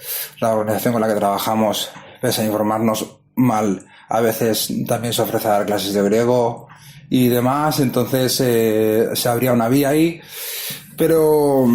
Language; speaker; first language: Spanish; native; Spanish